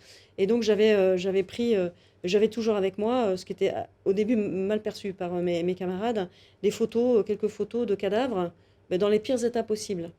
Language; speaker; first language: French; native; French